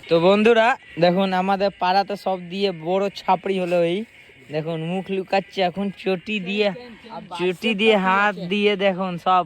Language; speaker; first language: Bangla; non-native, learner; Hindi